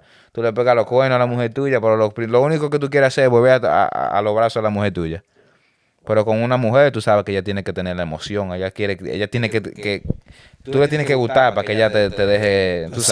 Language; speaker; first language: Spanish; early bilingual, heritage; Spanish